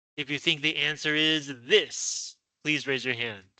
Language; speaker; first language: English; non-native, fluent; Chinese